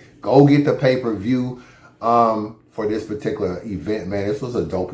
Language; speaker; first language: English; native; English